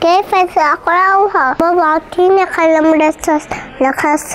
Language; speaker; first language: Arabic; early bilingual, heritage; Arabic